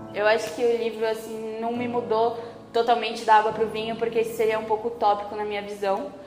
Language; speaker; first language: Portuguese; native; Portuguese